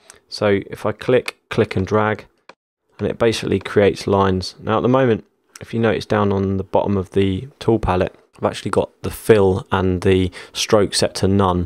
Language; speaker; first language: English; native; English